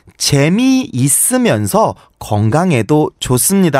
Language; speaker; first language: Korean; non-native, learner; Chinese